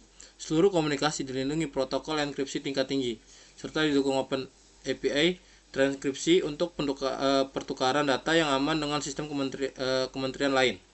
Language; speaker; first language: Indonesian; native; Indonesian